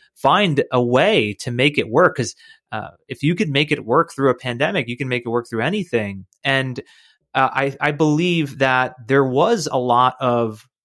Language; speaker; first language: English; native; English